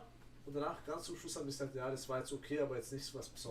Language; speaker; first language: German; native; German